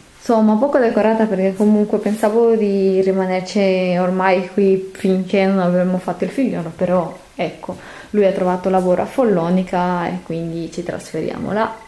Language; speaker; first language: Italian; non-native, fluent; Spanish